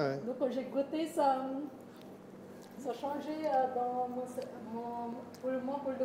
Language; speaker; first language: French; non-native, learner; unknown